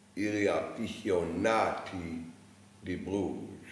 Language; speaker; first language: Italian; non-native, learner; English